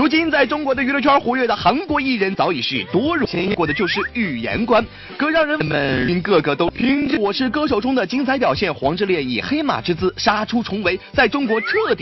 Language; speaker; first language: Chinese; native; Chinese